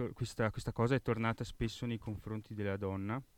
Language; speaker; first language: Italian; native; Italian